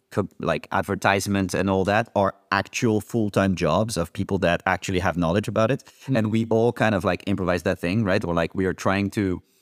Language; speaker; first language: English; non-native, fluent; French